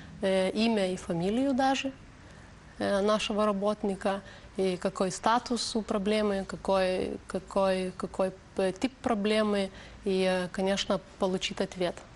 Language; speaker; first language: Russian; non-native, learner; Lithuanian